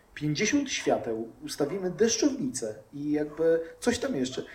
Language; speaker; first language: Polish; native; Polish